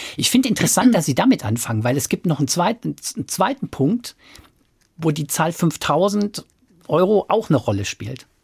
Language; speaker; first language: German; native; German